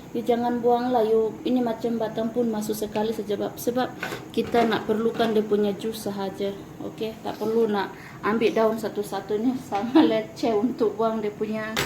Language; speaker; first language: Malay; non-native, local second language; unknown